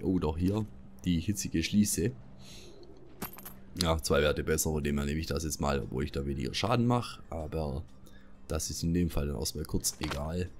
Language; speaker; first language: German; native; German